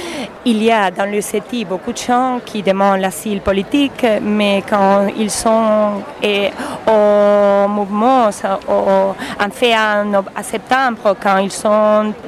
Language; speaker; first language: French; non-native, learner; Spanish